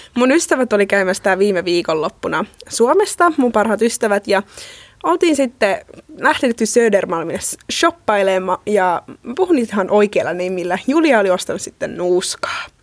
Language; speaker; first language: Finnish; native; Finnish